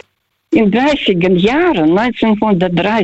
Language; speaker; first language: German; early bilingual, heritage; Russian